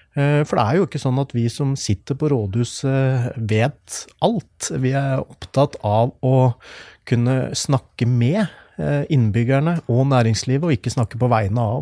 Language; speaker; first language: Norwegian; native; Norwegian